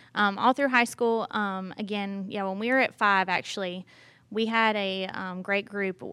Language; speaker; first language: English; native; English